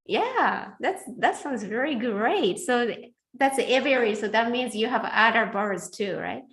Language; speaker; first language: English; non-native, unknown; Japanese